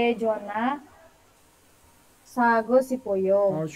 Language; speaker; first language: Korean; non-native, learner; Indonesian